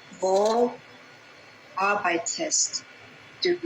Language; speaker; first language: German; non-native, learner; Thai